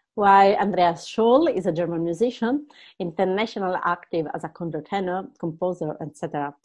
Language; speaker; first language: English; non-native, fluent; Italian